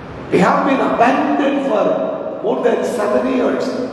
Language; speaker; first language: English; non-native, local second language; Tamil